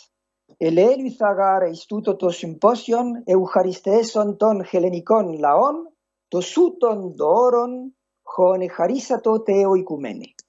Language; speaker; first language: Greek; non-native, fluent; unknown